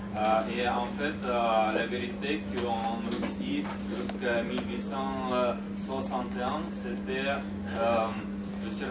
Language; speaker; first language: French; non-native, fluent; Russian